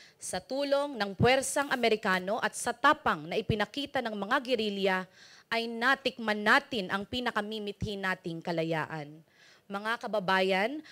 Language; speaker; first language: Filipino; native; Filipino